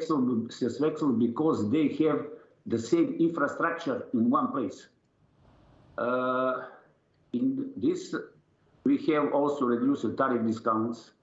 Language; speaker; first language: English; non-native, learner; Serbian